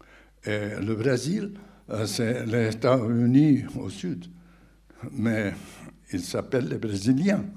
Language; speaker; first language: French; non-native, fluent; Portuguese